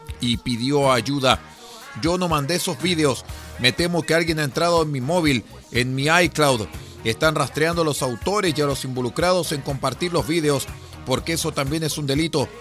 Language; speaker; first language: Spanish; native; Spanish